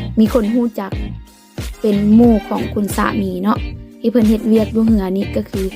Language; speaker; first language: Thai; non-native, local second language; Lao